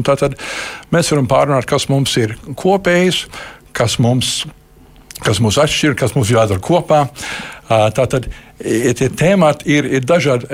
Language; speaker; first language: Latvian; early bilingual, heritage; Latvian